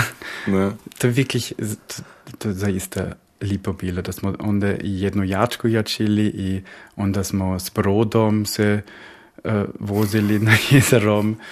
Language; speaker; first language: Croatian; early bilingual, heritage; Croatian